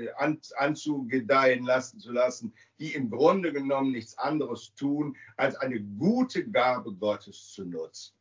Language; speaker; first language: German; native; German